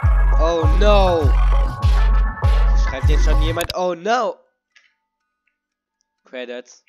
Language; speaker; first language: German; native; German